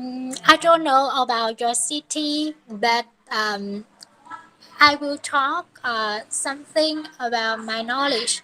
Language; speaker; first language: English; non-native, learner; Vietnamese